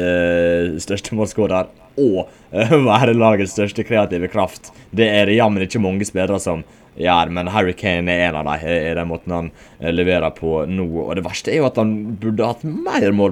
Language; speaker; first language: Norwegian; native; Norwegian